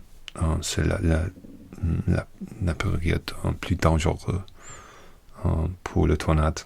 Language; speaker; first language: French; non-native, learner; English